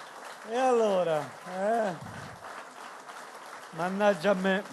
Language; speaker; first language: Italian; native; Italian